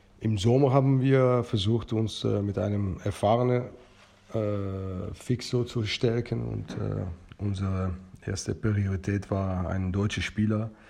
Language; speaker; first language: German; non-native, fluent; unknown